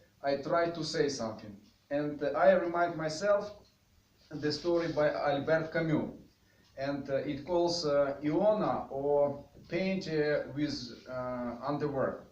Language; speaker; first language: English; non-native, fluent; Ukrainian